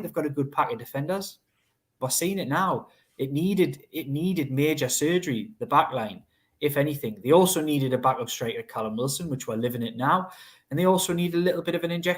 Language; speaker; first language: English; native; English